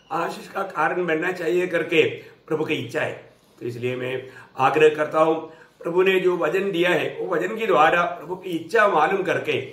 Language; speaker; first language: Hindi; non-native, local second language; Malayalam